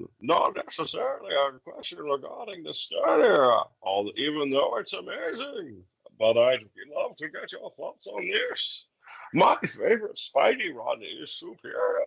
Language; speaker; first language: English; native; English